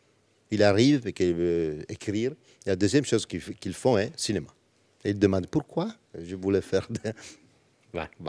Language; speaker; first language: French; non-native, learner; Italian